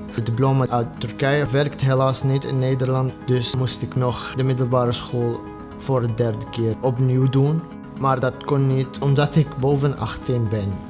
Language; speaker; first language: Dutch; non-native, fluent; Arabic